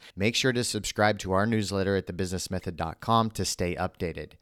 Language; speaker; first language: English; native; English